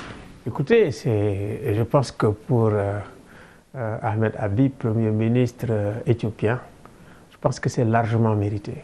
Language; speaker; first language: French; non-native, local second language; Wolof